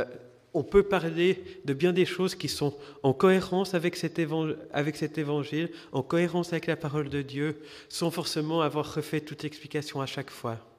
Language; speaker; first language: French; native; French